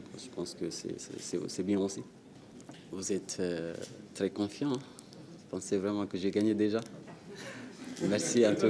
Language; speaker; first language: French; non-native, local second language; Wolof